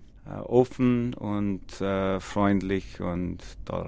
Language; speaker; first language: German; non-native, learner; English